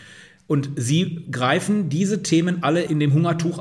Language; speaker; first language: German; native; German